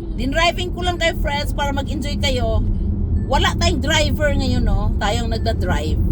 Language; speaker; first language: Filipino; native; Filipino